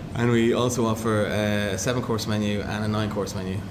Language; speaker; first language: English; native; English